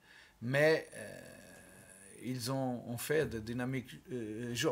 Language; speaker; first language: French; non-native, learner; Portuguese